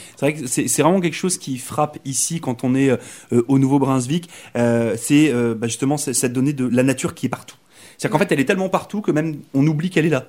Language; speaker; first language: French; native; French